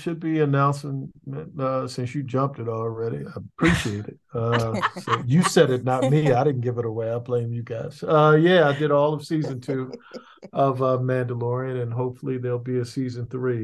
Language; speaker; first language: English; native; English